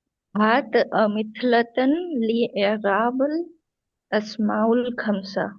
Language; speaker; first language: Arabic; non-native, learner; Urdu